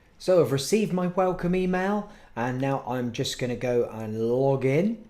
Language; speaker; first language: English; native; English